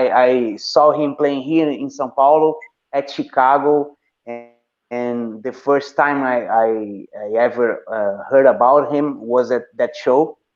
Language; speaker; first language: English; non-native, fluent; Portuguese